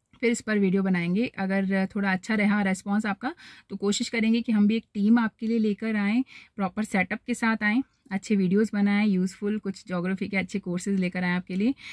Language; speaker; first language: Hindi; native; Hindi